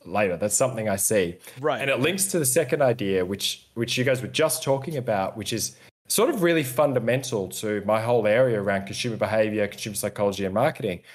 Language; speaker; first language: English; native; English